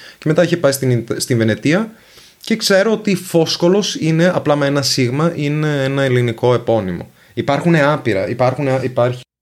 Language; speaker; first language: Greek; non-native, fluent; Venetian